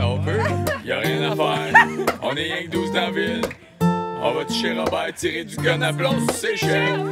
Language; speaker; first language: French; native; French